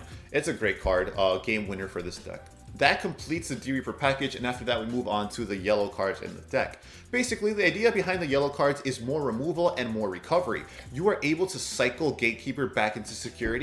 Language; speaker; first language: English; native; English